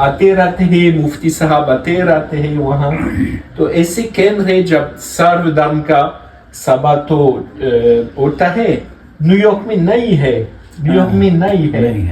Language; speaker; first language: Hindi; non-native, learner; French